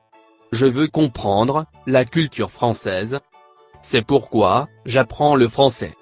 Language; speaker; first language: French; non-native, learner; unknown